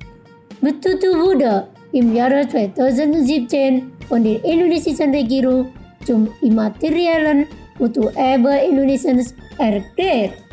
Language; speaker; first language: German; non-native, fluent; Indonesian